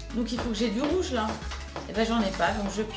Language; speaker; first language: French; native; French